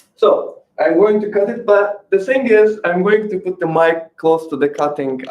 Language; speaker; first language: English; non-native, fluent; Azerbaijani